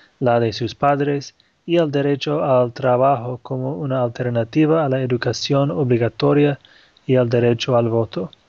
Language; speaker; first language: Spanish; non-native, fluent; Portuguese